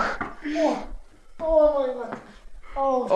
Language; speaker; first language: English; non-native, learner; Croatian